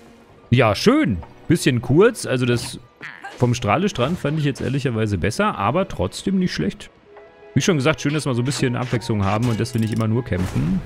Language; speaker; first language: German; native; German